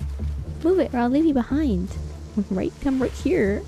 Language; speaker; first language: English; native; English